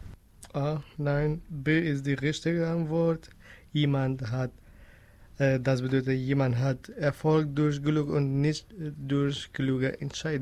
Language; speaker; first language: German; non-native, learner; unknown